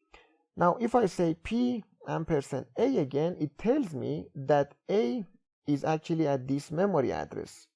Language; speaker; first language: English; non-native, fluent; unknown